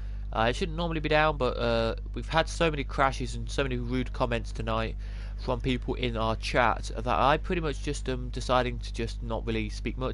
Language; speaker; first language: English; native; English